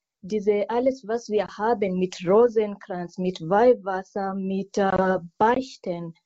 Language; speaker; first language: German; non-native, fluent; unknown